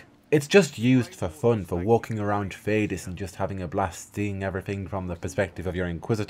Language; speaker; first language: English; native; English